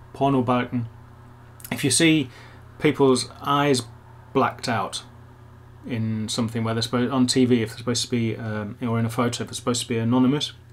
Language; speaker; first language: English; native; English